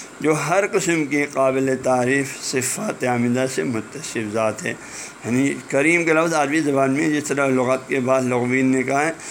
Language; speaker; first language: Urdu; non-native, local second language; Balti